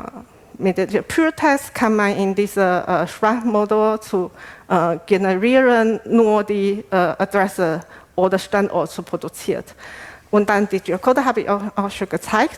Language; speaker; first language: German; non-native, learner; Chinese